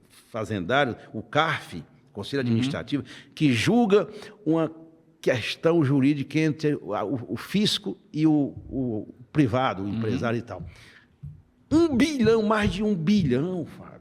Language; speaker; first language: Portuguese; native; Portuguese